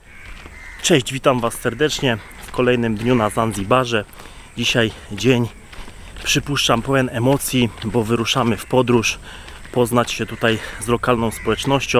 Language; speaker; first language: Polish; native; Polish